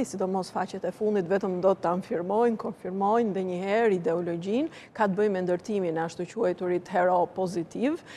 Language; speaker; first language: Albanian; native; Albanian